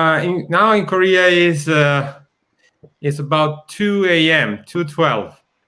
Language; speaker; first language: English; non-native, learner; Italian